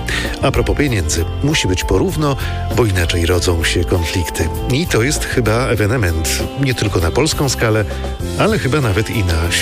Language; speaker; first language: Polish; native; Polish